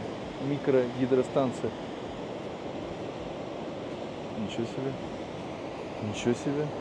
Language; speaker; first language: Russian; native; Russian